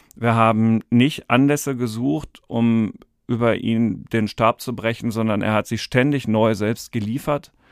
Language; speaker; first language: German; native; German